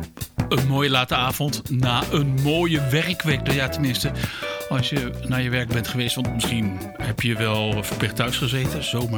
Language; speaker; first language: Dutch; native; Dutch